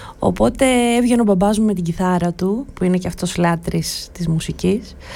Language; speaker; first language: Greek; early bilingual, other home language; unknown